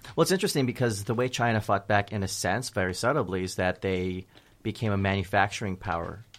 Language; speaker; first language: English; early bilingual, other home language; Filipino